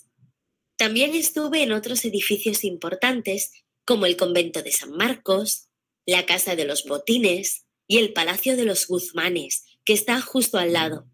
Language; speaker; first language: Spanish; non-native, learner; Vietnamese